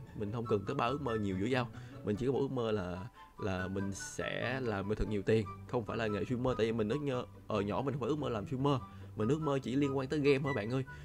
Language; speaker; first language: Vietnamese; non-native, local second language; Chinese